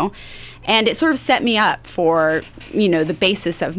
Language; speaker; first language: English; native; English